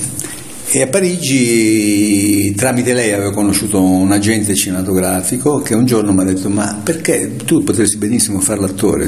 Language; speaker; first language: Italian; native; Italian